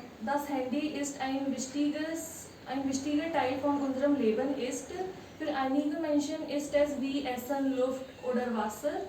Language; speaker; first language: German; non-native, learner; Hindi